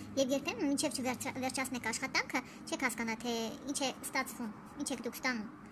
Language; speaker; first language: Armenian; early bilingual, heritage; Armenian